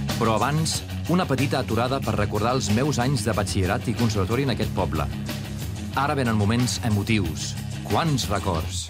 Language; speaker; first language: Catalan; non-native, fluent; Icelandic